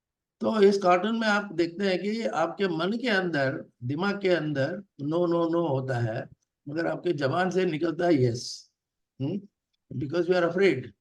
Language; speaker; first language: Hindi; non-native, local second language; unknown